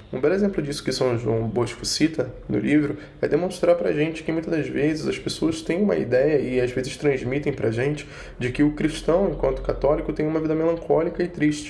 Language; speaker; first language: Portuguese; native; Portuguese